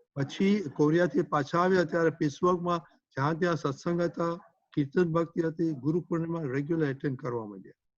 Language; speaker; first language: Gujarati; early bilingual, heritage; Gujarati